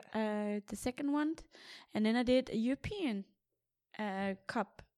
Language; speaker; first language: English; non-native, fluent; Danish